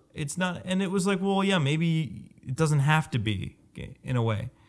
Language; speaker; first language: English; native; English